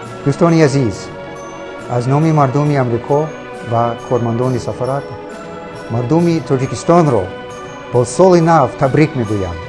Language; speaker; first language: Tajik; non-native, learner; English